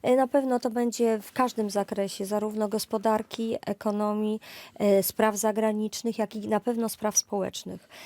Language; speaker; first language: Polish; native; Polish